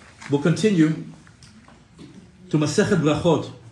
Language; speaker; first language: English; non-native, fluent; Hebrew